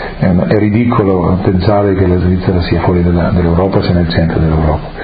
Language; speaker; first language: Italian; non-native, local second language; Friulian